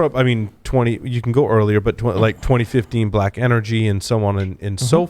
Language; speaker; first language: English; native; English